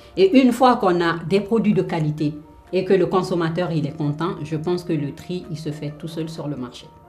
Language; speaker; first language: French; non-native, local second language; Fula